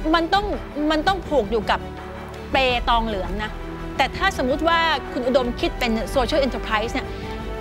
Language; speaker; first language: Thai; native; Thai